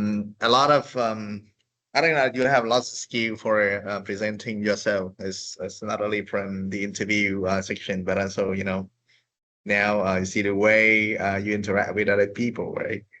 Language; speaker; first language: English; non-native, fluent; Vietnamese